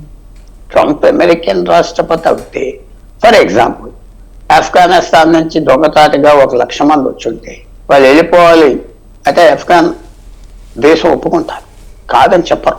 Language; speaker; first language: Telugu; native; Telugu